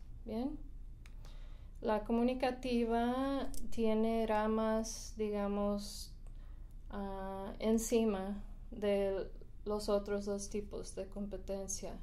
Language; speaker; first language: Spanish; non-native, fluent; English